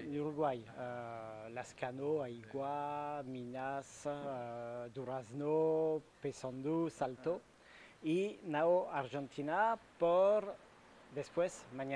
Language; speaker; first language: Spanish; non-native, learner; French